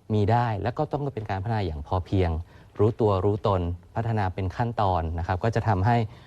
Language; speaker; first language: Thai; native; Thai